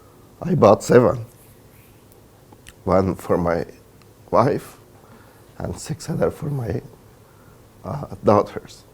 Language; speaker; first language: English; non-native, learner; Persian